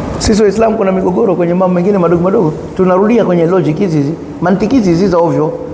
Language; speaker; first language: Swahili; native; Swahili